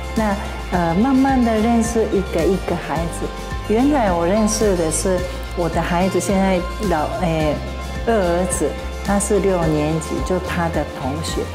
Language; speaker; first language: Chinese; non-native, fluent; Japanese